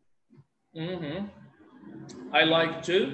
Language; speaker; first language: English; non-native, fluent; Portuguese